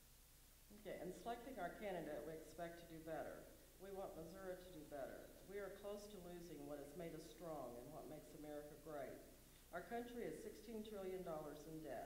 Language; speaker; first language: English; native; English